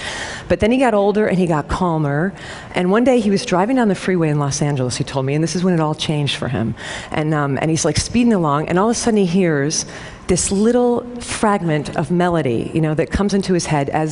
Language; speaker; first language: English; native; English